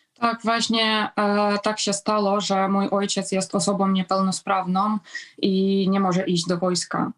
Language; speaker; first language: Polish; non-native, fluent; Ukrainian